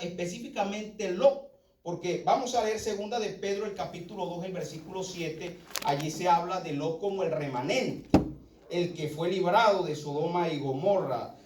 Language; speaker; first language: Spanish; native; Spanish